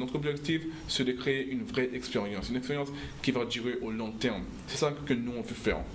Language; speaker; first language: French; non-native, local second language; English